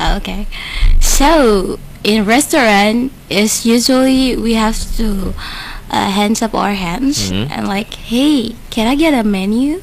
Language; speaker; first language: English; non-native, learner; Indonesian